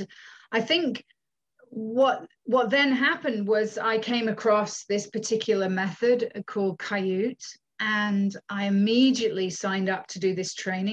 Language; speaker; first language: English; native; English